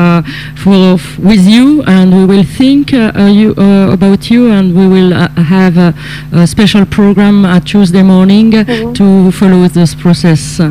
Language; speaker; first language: English; non-native, learner; Italian